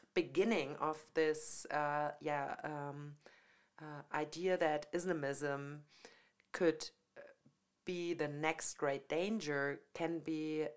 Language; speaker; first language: English; non-native, fluent; German